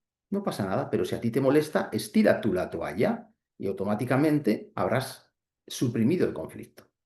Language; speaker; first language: Spanish; native; Spanish